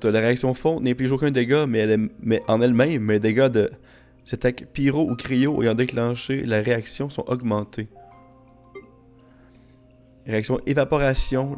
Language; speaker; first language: French; native; French